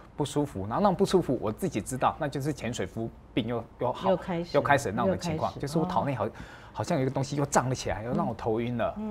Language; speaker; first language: Chinese; native; Chinese